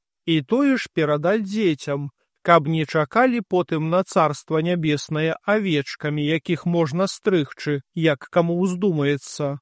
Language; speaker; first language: Belarusian; native; Belarusian